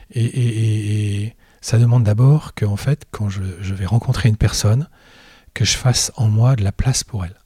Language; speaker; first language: French; native; French